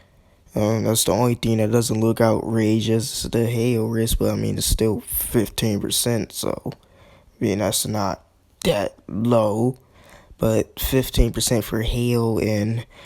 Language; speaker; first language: English; native; English